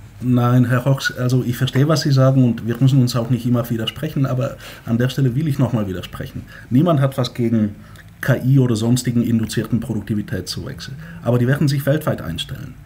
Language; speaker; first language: German; non-native, fluent; Bulgarian